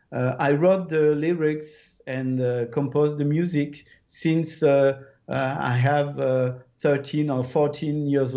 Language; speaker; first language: English; non-native, learner; French